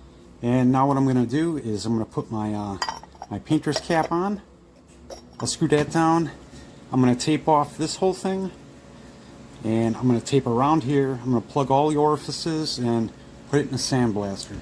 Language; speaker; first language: English; native; English